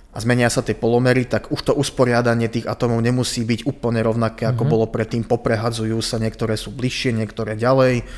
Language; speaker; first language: Slovak; native; Slovak